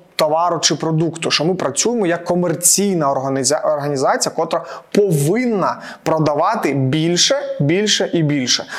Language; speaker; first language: Ukrainian; non-native, local second language; Russian